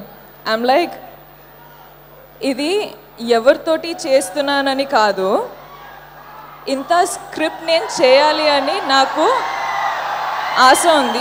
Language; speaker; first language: Telugu; non-native, local second language; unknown